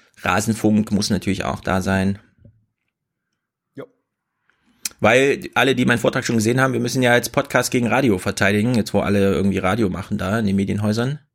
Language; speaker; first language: German; native; German